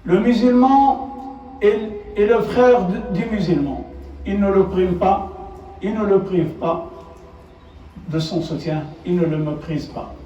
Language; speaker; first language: French; non-native, local second language; Arabic